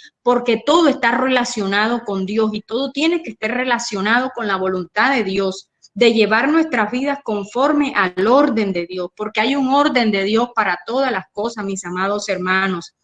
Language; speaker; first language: Spanish; native; Spanish